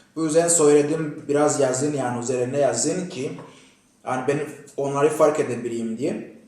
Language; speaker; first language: Turkish; non-native, fluent; Kinyarwanda